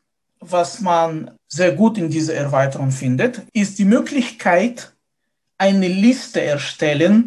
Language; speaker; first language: German; non-native, fluent; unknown